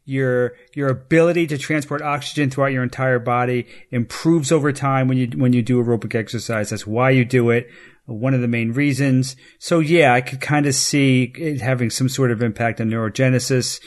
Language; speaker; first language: English; native; English